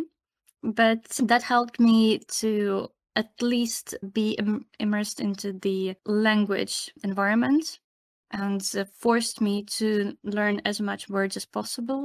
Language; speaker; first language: English; non-native, fluent; Ukrainian